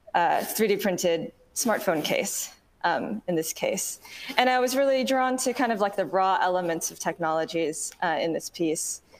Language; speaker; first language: English; native; English